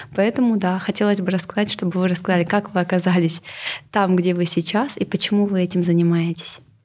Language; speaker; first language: Russian; non-native, local second language; Kazakh